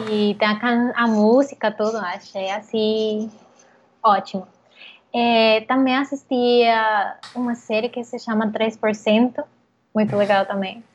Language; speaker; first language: Portuguese; non-native, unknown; Spanish